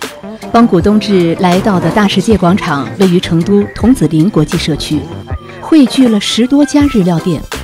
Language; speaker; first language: Chinese; native; Chinese